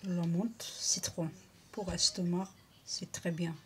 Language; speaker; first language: French; non-native, learner; Turkish